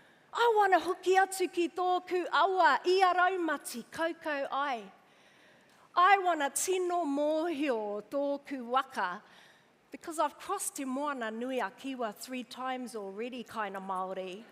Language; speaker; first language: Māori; non-native, local second language; English